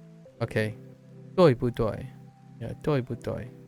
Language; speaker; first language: Chinese; non-native, learner; English